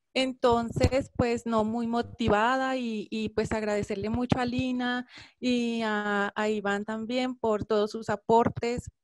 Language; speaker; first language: Spanish; native; Spanish